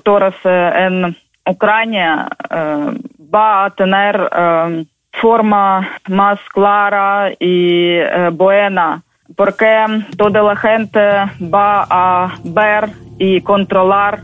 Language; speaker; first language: Spanish; non-native, fluent; Ukrainian